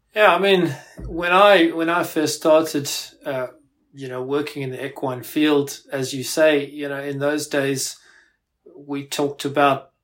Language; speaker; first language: English; native; English